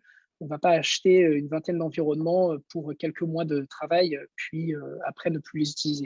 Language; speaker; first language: French; native; French